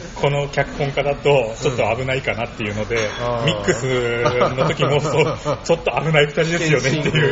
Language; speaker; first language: Japanese; native; Japanese